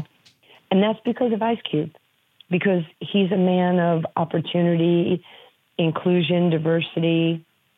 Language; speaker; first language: English; native; English